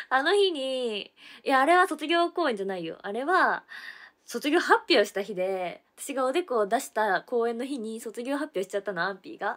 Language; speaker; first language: Japanese; native; Japanese